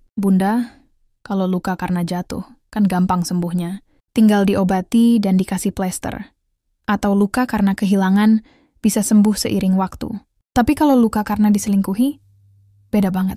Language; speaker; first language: Indonesian; native; Indonesian